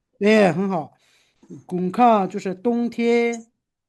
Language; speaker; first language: Chinese; non-native, fluent; Tibetan